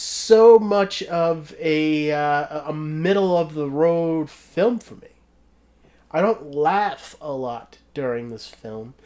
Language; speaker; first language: English; native; English